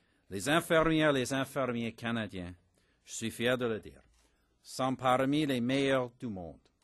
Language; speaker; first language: French; non-native, fluent; English